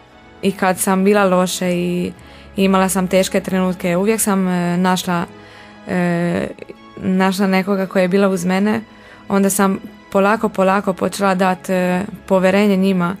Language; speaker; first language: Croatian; non-native, local second language; Hungarian